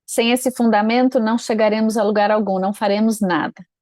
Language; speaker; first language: Portuguese; native; Portuguese